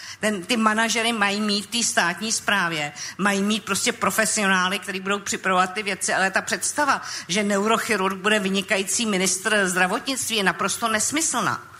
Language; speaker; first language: Czech; native; Czech